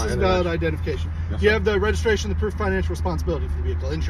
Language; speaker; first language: English; native; English